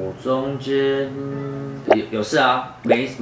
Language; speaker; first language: Chinese; native; Chinese